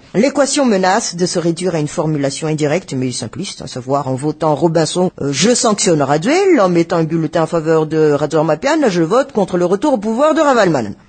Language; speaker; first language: French; non-native, local second language; Malagasy